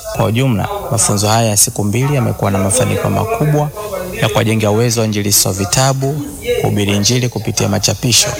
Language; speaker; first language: Swahili; native; Swahili